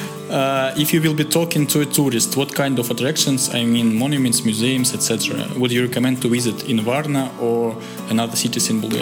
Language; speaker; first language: English; non-native, learner; Russian